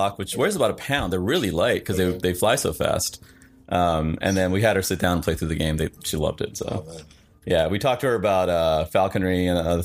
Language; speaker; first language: English; non-native, local second language; Sinhala